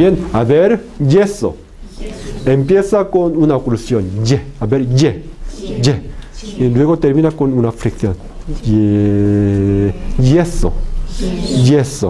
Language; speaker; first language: Spanish; non-native, fluent; Korean